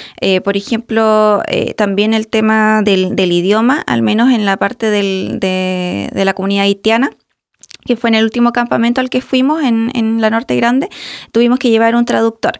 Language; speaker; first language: Spanish; native; Spanish